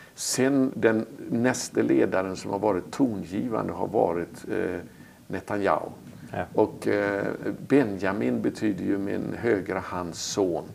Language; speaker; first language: Swedish; native; Swedish